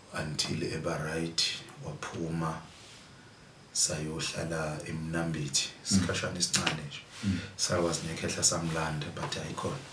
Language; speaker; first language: Zulu; native; Zulu